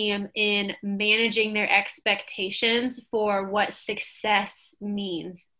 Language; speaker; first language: English; native; English